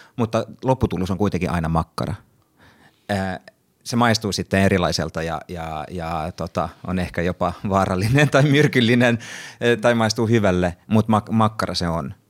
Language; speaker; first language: Finnish; non-native, local second language; Swedish